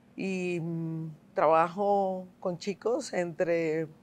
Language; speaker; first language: Spanish; native; Spanish